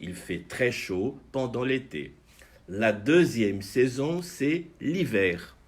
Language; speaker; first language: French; non-native, fluent; Portuguese